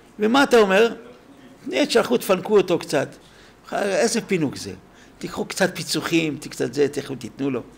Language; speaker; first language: Hebrew; native; Hebrew